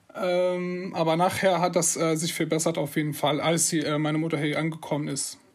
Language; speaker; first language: German; non-native, fluent; Arabic